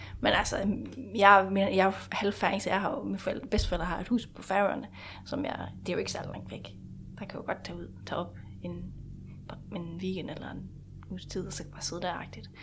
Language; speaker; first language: Danish; non-native, local second language; Faroese